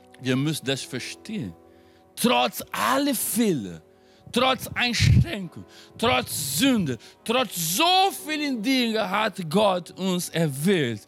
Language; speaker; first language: German; non-native, fluent; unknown